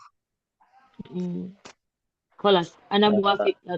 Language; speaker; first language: Arabic; non-native, fluent; Indonesian